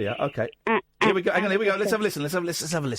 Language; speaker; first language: English; native; English